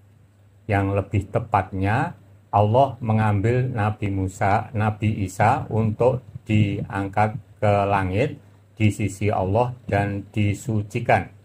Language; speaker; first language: Indonesian; native; Indonesian